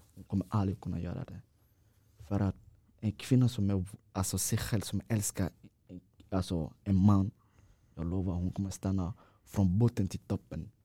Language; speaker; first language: Swedish; non-native, fluent; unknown